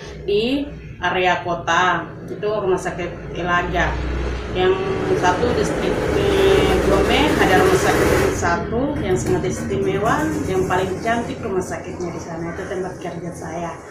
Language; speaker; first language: Indonesian; non-native, local second language; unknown